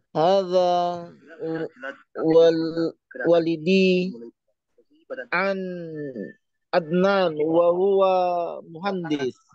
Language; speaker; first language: Arabic; non-native, learner; Indonesian